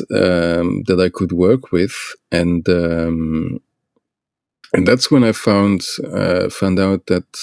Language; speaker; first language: English; non-native, fluent; Portuguese